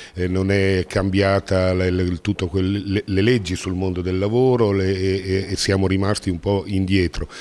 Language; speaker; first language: Italian; native; Italian